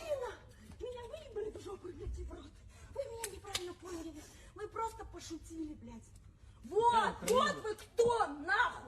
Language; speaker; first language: Russian; native; Russian